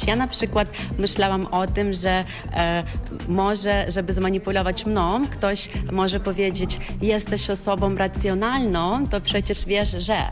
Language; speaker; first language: Polish; non-native, fluent; Ukrainian